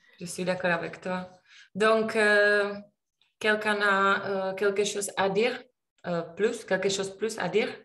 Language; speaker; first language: French; non-native, learner; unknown